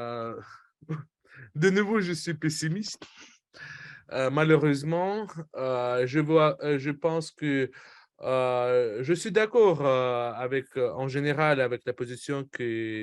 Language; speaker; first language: French; non-native, fluent; Russian